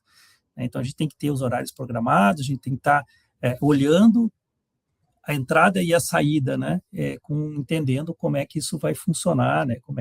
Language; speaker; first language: Portuguese; native; Portuguese